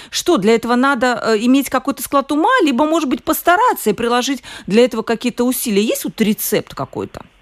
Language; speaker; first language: Russian; native; Russian